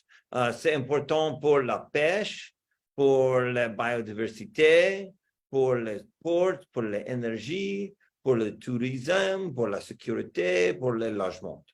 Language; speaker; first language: French; non-native, learner; English